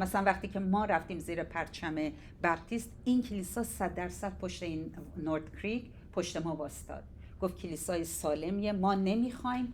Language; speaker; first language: Persian; native; Persian